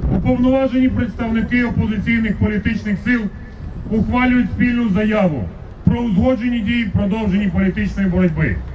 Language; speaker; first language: Ukrainian; native; Ukrainian